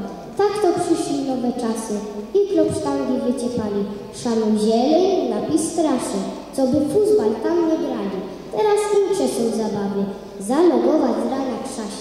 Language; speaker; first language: Polish; native; Polish